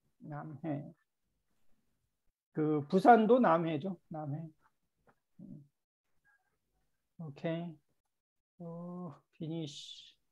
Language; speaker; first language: Korean; native; Korean